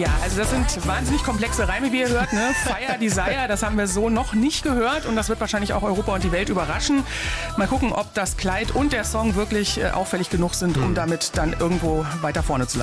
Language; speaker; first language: German; native; German